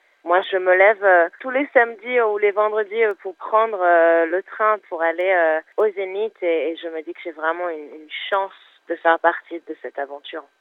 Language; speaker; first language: French; non-native, fluent; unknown